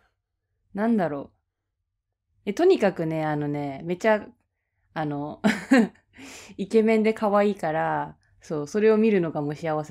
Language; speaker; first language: Japanese; native; Japanese